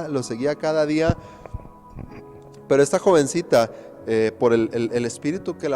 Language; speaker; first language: Spanish; native; Spanish